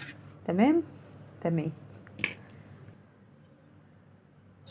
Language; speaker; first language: Arabic; native; Arabic